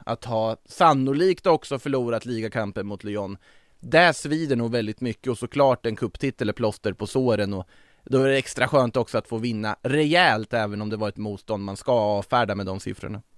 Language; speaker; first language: Swedish; native; Swedish